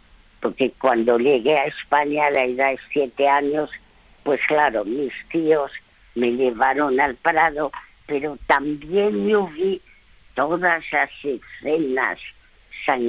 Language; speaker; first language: Spanish; early bilingual, other home language; French